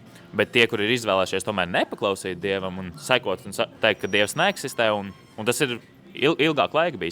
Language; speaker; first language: Latvian; native; Latvian